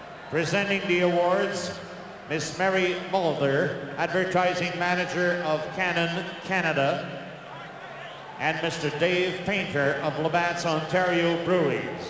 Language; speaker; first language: English; native; English